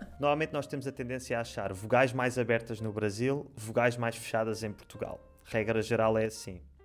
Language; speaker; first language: Portuguese; native; Portuguese